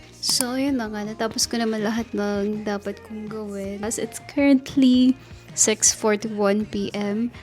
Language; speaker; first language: Filipino; native; Filipino